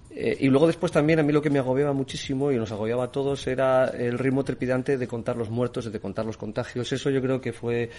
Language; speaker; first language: Spanish; native; Spanish